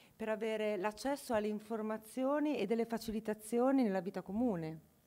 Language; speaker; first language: Italian; native; Italian